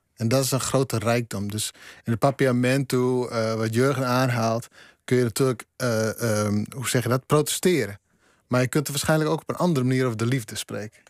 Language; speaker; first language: Dutch; non-native, local second language; Western Frisian